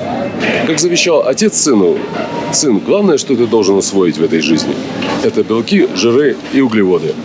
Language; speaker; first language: Russian; native; Russian